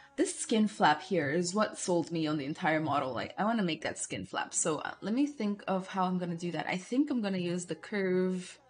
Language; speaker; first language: English; non-native, fluent; Portuguese